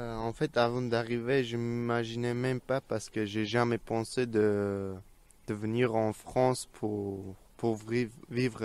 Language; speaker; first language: French; early bilingual, other home language; Armenian